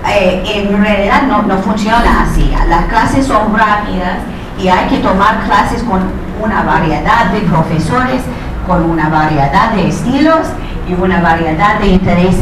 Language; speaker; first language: Spanish; non-native, fluent; English